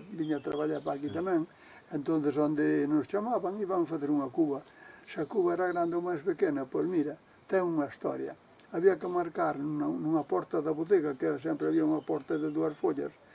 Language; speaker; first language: Galician; native; Galician